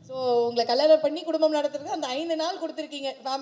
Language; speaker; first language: Tamil; native; Tamil